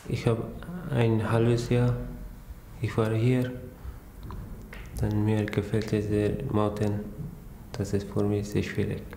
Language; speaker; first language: German; non-native, learner; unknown